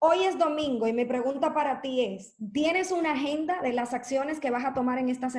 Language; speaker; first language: Spanish; native; Spanish